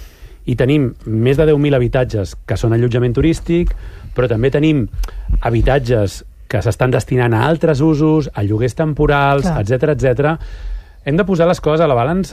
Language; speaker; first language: Catalan; native; Catalan